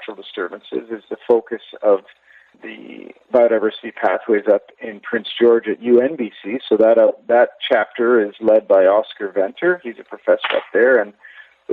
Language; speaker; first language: English; native; English